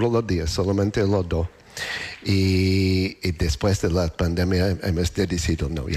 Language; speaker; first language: Spanish; non-native, learner; English